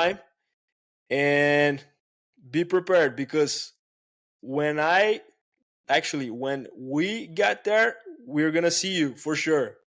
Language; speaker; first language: English; non-native, fluent; Portuguese